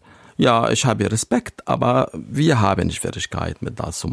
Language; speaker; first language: German; non-native, learner; Arabic